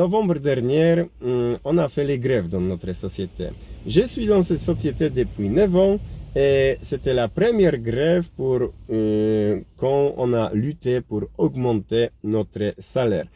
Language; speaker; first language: French; non-native, learner; Polish